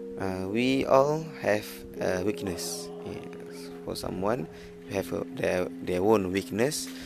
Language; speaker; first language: English; non-native, learner; Malay